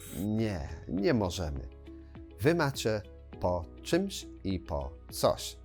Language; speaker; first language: Polish; non-native, fluent; English